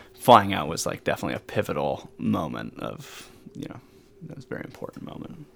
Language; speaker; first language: English; native; English